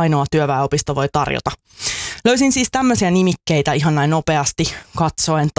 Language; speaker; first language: Finnish; native; Finnish